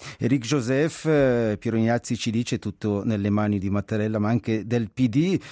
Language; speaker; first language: Italian; native; Italian